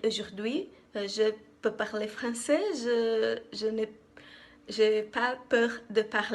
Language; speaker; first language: French; non-native, learner; Portuguese